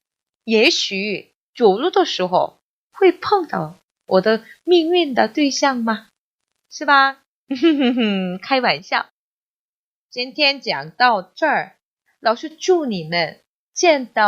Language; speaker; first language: Chinese; non-native, fluent; Korean